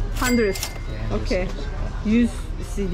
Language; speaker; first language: English; non-native, learner; Turkish